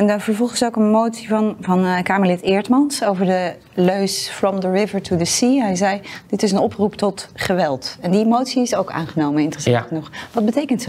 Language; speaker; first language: Dutch; native; Dutch